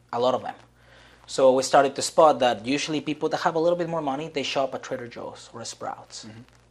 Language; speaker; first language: English; non-native, fluent; Spanish